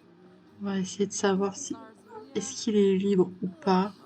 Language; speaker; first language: French; native; French